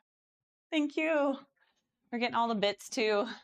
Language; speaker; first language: English; native; English